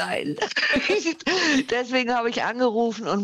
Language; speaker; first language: German; native; German